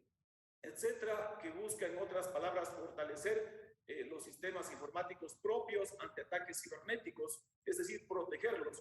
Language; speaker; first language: Spanish; native; Spanish